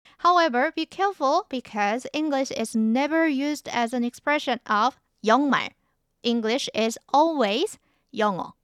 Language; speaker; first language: English; non-native, fluent; Korean